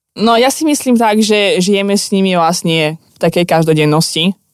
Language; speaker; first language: Slovak; non-native, fluent; Azerbaijani